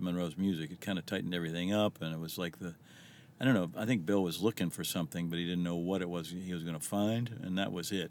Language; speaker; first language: English; native; English